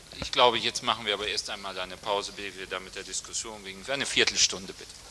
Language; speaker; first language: German; native; German